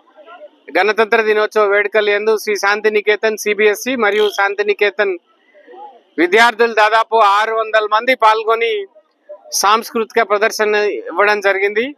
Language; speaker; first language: Telugu; native; Telugu